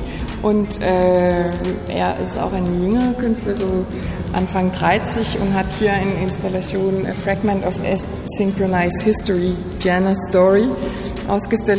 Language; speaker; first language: German; non-native, fluent; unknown